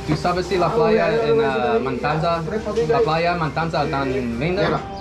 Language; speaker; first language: Spanish; non-native, learner; English